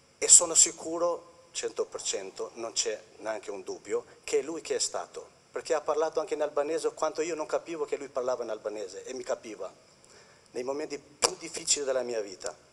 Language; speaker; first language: Italian; non-native, fluent; Albanian